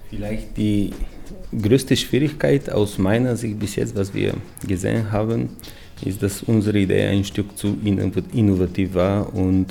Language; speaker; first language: German; non-native, fluent; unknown